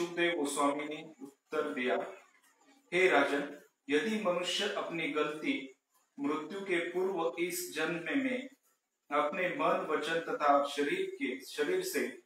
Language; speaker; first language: Hindi; non-native, local second language; Marathi